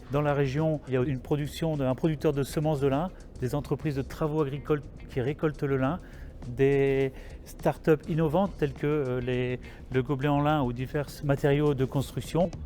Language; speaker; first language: French; native; French